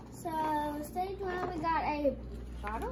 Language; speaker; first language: English; native; English